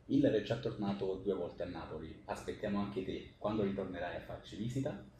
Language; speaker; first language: Italian; native; Italian